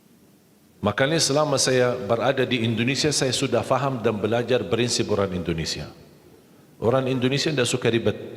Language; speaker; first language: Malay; non-native, fluent; Arabic